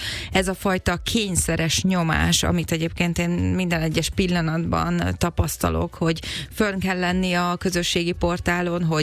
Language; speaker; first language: Hungarian; native; Hungarian